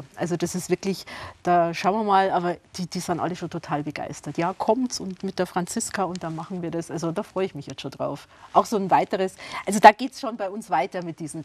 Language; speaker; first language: German; native; German